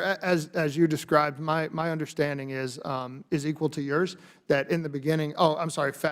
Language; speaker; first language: English; native; English